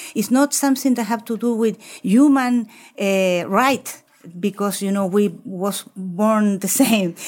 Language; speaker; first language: English; non-native, fluent; Spanish